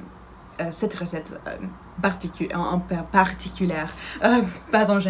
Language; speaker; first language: French; non-native, learner; Dutch